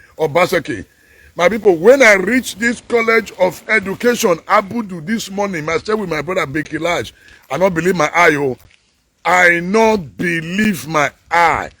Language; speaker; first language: Nigerian Pidgin; non-native, local second language; Bini